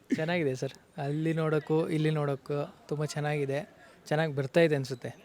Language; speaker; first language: Kannada; native; Kannada